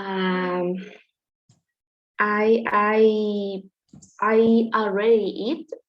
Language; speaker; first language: English; non-native, learner; Spanish